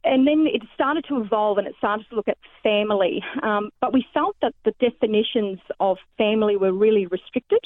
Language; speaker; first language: English; native; English